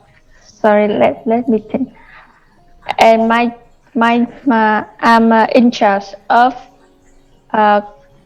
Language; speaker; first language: English; non-native, learner; Vietnamese